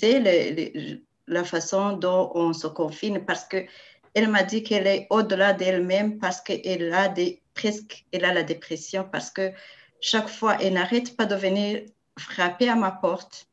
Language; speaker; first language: French; non-native, local second language; Rundi